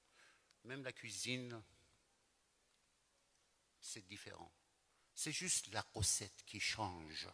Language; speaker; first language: French; non-native, fluent; Persian